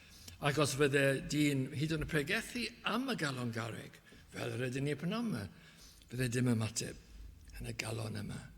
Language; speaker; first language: Welsh; native; Welsh